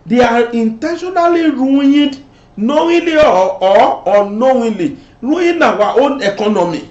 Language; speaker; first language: English; non-native, local second language; Yoruba